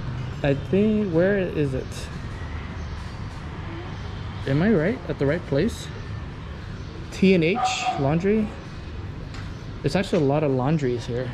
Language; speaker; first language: English; early bilingual, other home language; Vietnamese